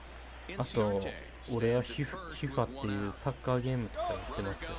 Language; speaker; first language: Japanese; native; Japanese